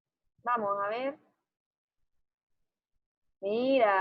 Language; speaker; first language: Spanish; native; Spanish